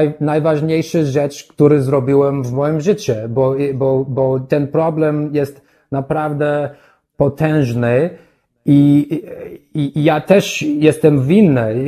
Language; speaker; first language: Polish; non-native, learner; English